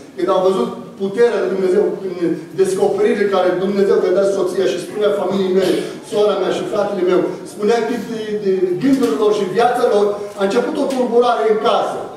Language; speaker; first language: Romanian; non-native, fluent; Arabic